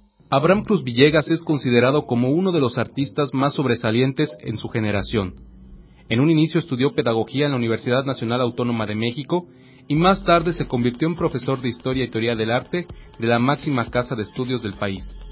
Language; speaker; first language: Spanish; native; Spanish